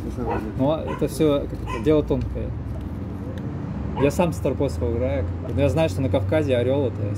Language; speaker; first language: Russian; native; Russian